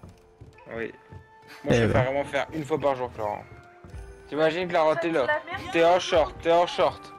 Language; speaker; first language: French; native; French